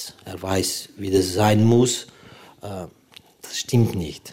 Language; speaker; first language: German; non-native, fluent; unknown